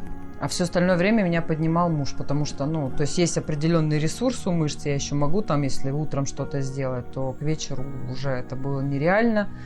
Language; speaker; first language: Russian; native; Russian